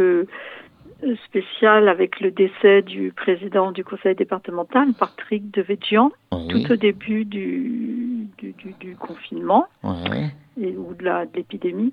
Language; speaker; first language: French; native; French